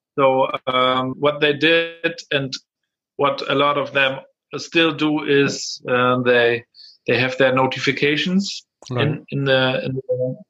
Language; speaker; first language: English; non-native, fluent; German